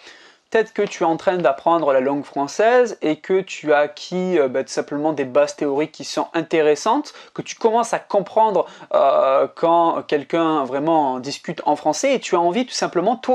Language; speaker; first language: French; native; French